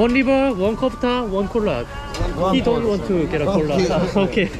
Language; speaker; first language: English; non-native, learner; Korean